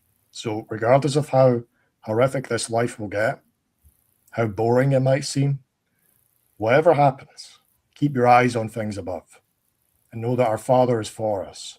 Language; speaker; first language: English; native; English